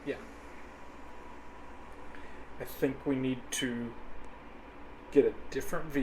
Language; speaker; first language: English; native; English